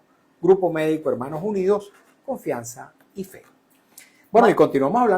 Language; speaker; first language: Spanish; native; Spanish